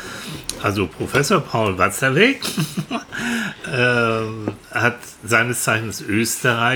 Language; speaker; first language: German; native; German